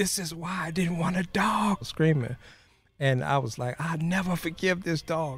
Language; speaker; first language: English; native; English